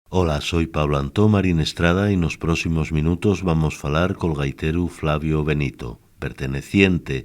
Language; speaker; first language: Spanish; native; Spanish